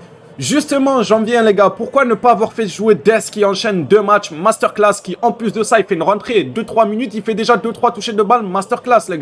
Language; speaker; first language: French; native; French